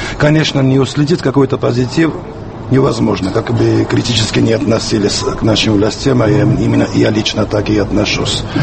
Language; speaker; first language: Russian; non-native, local second language; Georgian